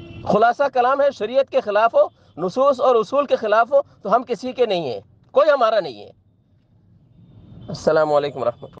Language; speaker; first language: Hindi; non-native, local second language; Bangla